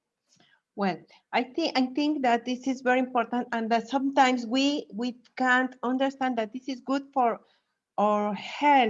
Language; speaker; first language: English; non-native, fluent; Spanish